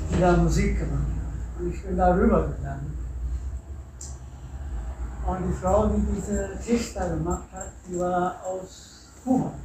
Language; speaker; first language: German; non-native, fluent; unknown